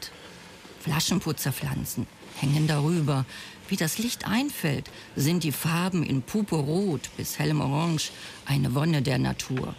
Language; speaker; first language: German; native; German